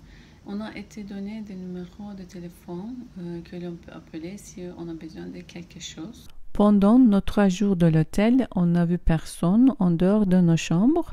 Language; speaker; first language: French; non-native, fluent; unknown